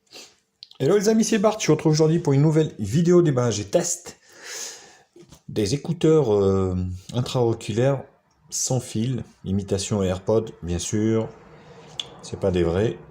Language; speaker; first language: French; native; French